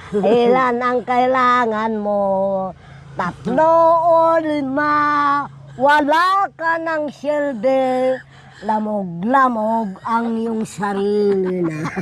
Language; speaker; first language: Filipino; native; Filipino